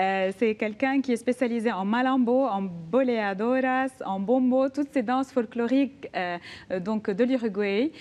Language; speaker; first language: French; non-native, local second language; Arabic